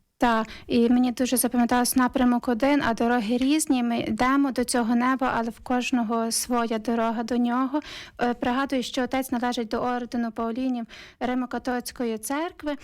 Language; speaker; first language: Ukrainian; native; Ukrainian